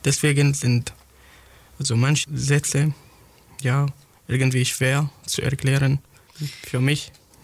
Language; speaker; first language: German; non-native, learner; Arabic